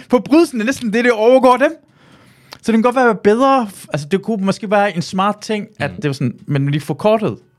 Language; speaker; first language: Danish; early bilingual, other home language; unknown